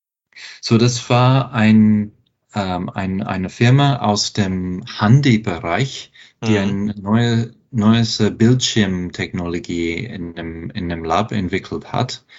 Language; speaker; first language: German; non-native, fluent; English